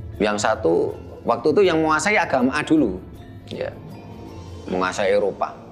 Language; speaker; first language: Indonesian; native; Indonesian